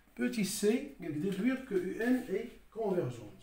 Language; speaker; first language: French; non-native, local second language; Arabic